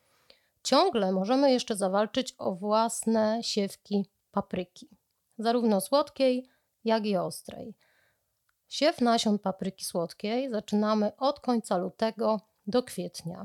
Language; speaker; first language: Polish; native; Polish